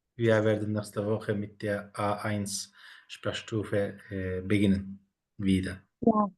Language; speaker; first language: German; non-native, fluent; Turkish